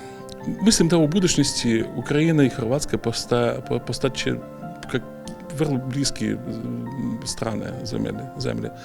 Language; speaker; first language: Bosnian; non-native, learner; Ukrainian